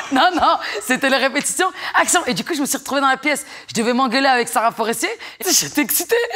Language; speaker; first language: French; native; French